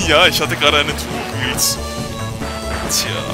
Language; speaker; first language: German; native; German